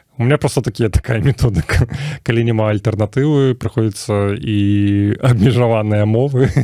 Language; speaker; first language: Belarusian; native; Belarusian